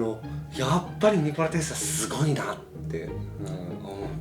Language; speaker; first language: Japanese; native; Japanese